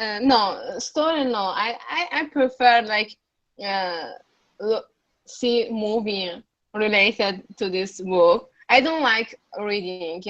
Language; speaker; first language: English; non-native, learner; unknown